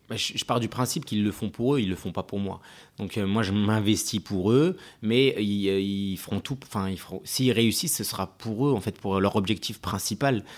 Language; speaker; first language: French; early bilingual, other home language; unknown